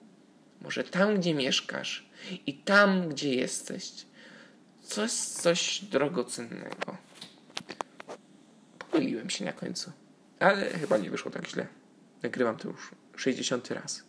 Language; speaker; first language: Polish; native; Polish